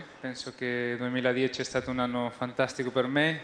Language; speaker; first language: Italian; non-native, fluent; Spanish